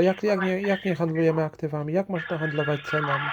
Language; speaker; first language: Polish; native; Polish